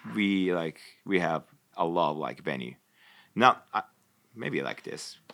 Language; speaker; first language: English; non-native, fluent; Japanese